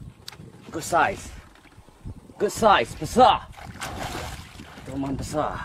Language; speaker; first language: English; non-native, learner; Indonesian